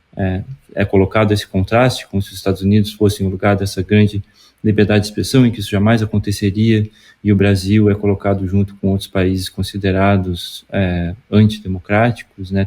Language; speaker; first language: Portuguese; native; Portuguese